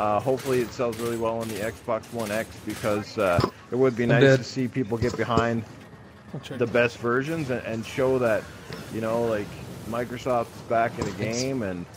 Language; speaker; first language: English; native; English